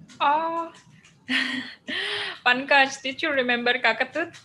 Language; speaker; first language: English; non-native, fluent; Indonesian